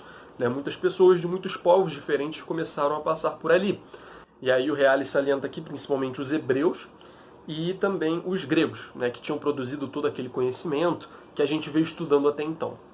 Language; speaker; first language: Portuguese; native; Portuguese